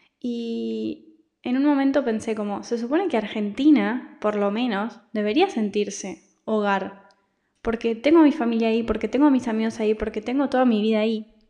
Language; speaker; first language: Spanish; native; Spanish